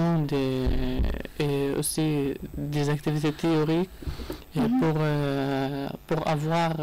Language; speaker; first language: French; non-native, learner; Arabic